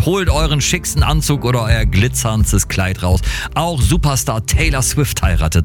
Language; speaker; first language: German; native; German